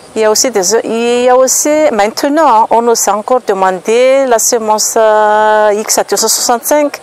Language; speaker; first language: French; non-native, local second language; Malagasy